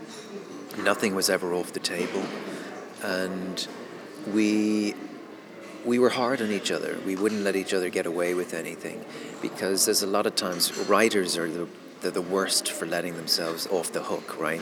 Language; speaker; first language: English; native; English